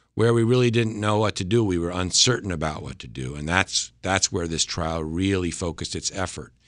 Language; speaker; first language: English; native; English